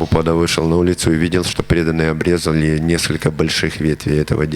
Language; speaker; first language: Russian; native; Russian